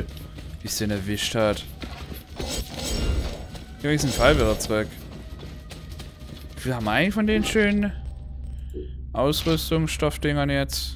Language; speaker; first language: German; native; German